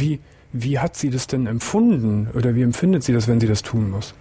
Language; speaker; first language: German; native; German